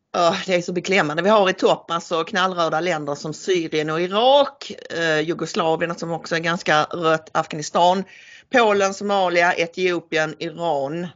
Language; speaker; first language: Swedish; native; Swedish